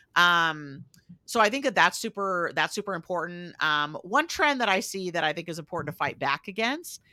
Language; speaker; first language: English; native; English